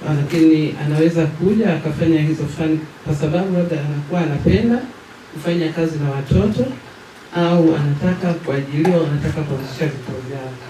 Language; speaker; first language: Swahili; native; Swahili